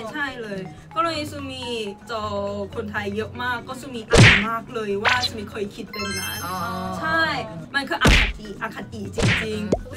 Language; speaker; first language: Thai; non-native, learner; Korean